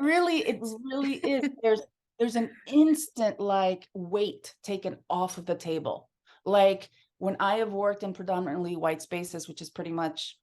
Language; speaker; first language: English; early bilingual, other home language; Spanish